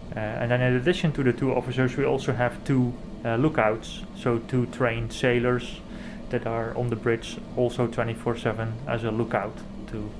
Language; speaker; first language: English; non-native, fluent; Dutch